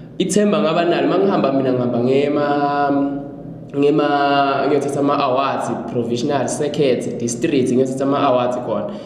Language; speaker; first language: Zulu; non-native, local second language; Swati